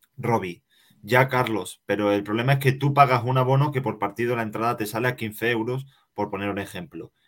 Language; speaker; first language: Spanish; native; Spanish